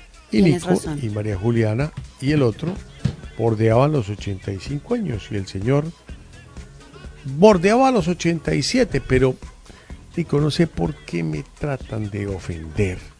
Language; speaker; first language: Spanish; native; Spanish